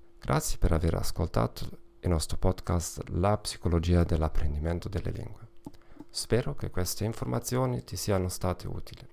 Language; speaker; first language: Italian; non-native, learner; German